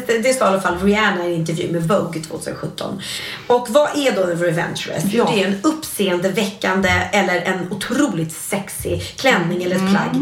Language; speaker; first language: Swedish; native; Swedish